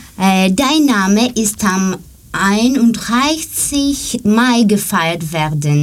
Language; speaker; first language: German; non-native, learner; Greek